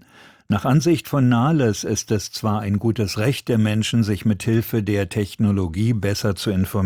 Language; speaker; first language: German; native; German